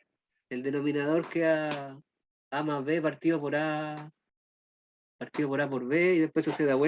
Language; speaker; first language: Spanish; native; Spanish